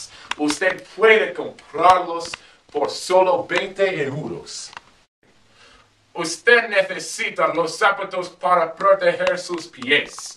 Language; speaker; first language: Spanish; non-native, learner; English